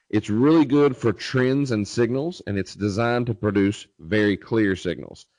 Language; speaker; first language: English; native; English